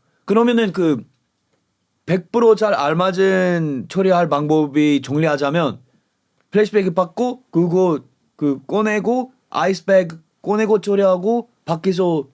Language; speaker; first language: Korean; non-native, fluent; English